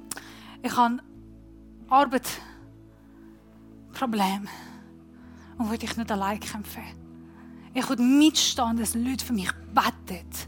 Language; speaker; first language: German; non-native, fluent; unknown